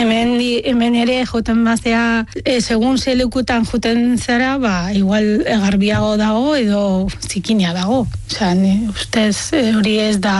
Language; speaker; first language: Basque; non-native, fluent; Arabic